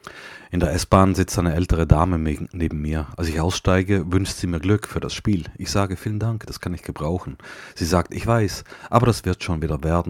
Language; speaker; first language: German; native; German